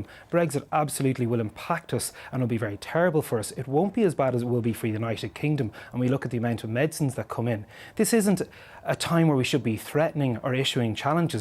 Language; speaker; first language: English; native; English